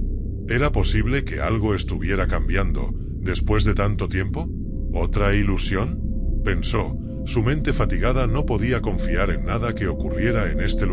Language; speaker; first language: Spanish; native; Spanish